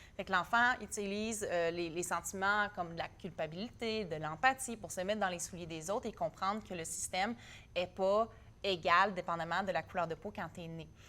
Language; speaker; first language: French; native; French